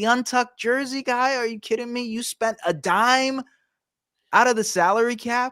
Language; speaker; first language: English; native; English